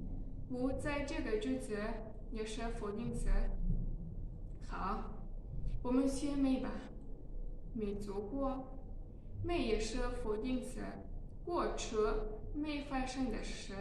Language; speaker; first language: Chinese; non-native, learner; Tajik